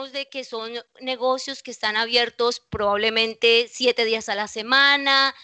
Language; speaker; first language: Spanish; native; Spanish